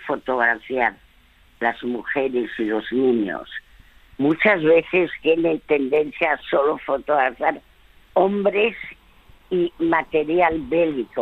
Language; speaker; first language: Spanish; early bilingual, other home language; French